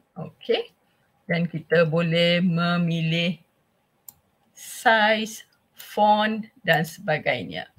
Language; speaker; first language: Malay; non-native, local second language; Tamil